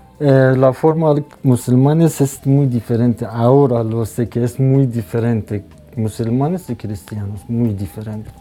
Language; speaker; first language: Spanish; non-native, learner; Persian